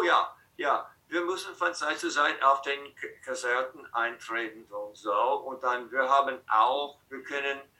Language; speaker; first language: German; non-native, fluent; English